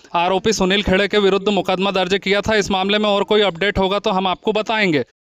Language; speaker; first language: Hindi; native; Hindi